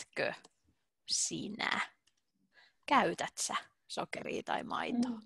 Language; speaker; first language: Finnish; native; Finnish